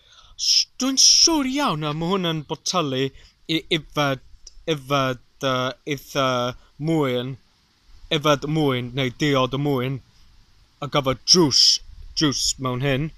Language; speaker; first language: Welsh; non-native, learner; English